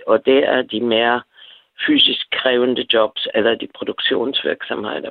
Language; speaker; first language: Danish; non-native, fluent; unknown